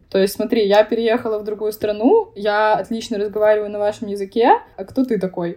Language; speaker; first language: Russian; native; Russian